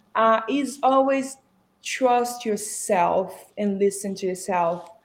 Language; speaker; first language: English; non-native, fluent; Portuguese